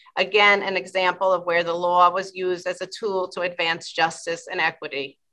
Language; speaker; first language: English; native; English